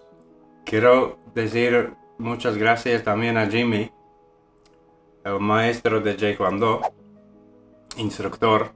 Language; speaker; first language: Spanish; non-native, fluent; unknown